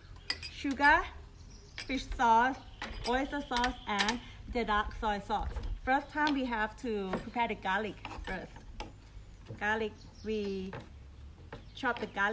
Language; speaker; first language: English; non-native, learner; Thai